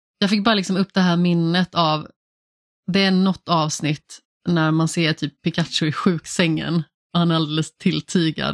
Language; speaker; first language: Swedish; native; Swedish